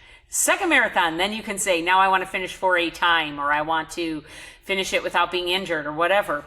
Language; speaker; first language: English; native; English